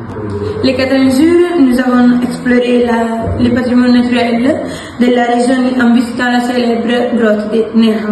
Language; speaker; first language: French; non-native, learner; Italian